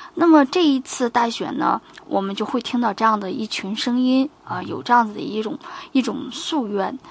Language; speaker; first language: Chinese; native; Chinese